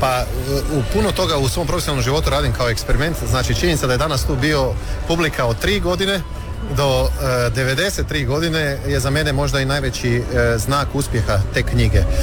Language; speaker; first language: Serbian; native; Serbian